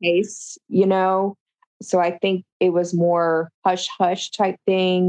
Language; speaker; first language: English; native; English